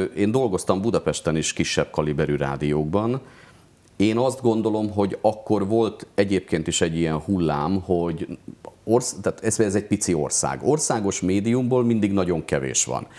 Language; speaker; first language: Hungarian; native; Hungarian